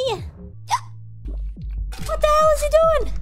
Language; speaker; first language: English; native; English